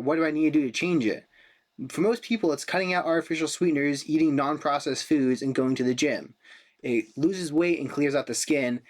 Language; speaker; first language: English; native; English